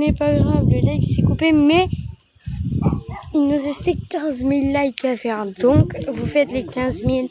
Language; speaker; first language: French; native; French